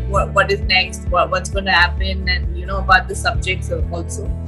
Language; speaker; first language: English; non-native, local second language; Hindi